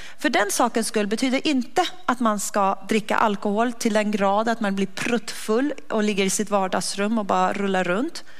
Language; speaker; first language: Swedish; native; Swedish